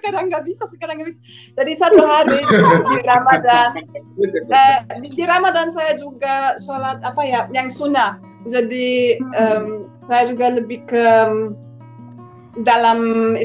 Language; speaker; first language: Indonesian; non-native, fluent; German